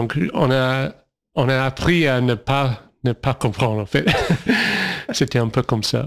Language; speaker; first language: French; non-native, fluent; English